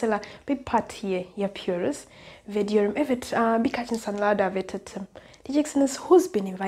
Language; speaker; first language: Turkish; non-native, fluent; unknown